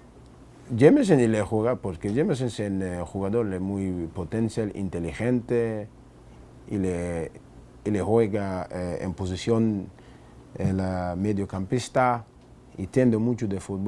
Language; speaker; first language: Spanish; non-native, learner; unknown